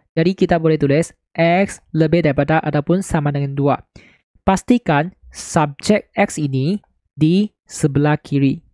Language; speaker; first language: Malay; non-native, local second language; Chinese